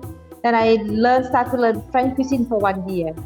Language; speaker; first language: English; non-native, fluent; Thai